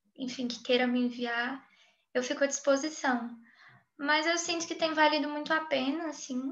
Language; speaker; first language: Portuguese; native; Portuguese